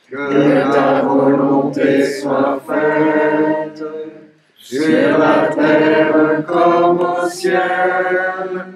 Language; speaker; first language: French; native; French